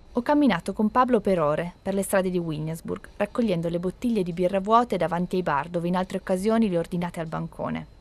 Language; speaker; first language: Italian; native; Italian